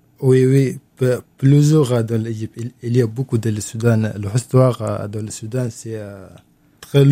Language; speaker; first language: French; non-native, learner; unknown